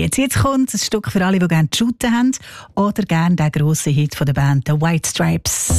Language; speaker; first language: German; native; German